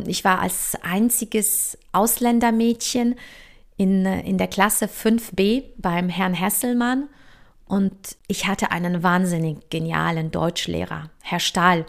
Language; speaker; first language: German; early bilingual, other home language; Polish